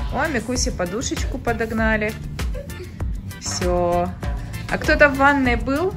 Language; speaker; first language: Russian; native; Russian